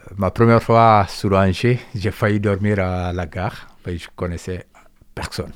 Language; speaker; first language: French; non-native, local second language; Mandingo